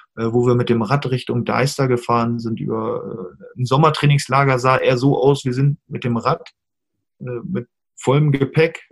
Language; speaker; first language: German; native; German